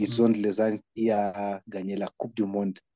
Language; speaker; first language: French; non-native, learner; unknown